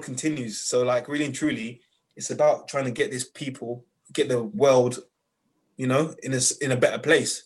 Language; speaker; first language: English; native; English